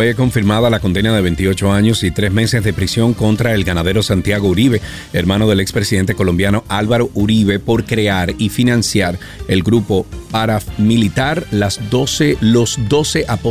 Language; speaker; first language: Spanish; native; Spanish